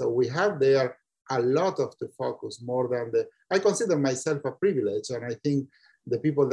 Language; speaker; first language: English; non-native, fluent; Spanish